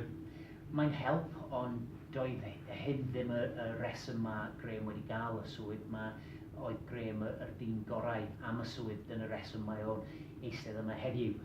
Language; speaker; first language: Welsh; non-native, learner; English